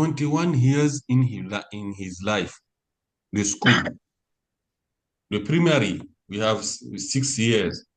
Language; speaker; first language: English; non-native, learner; French